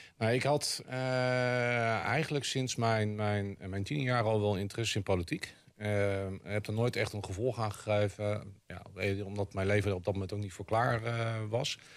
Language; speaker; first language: Dutch; native; Dutch